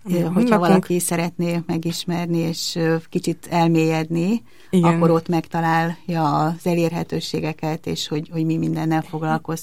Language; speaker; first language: Hungarian; native; Hungarian